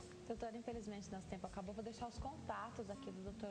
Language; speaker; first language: Portuguese; native; Portuguese